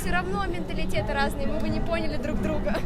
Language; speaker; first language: Russian; native; Russian